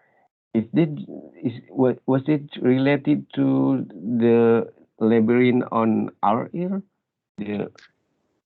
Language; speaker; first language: English; non-native, learner; Indonesian